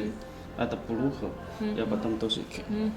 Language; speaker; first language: Russian; non-native, learner; Chinese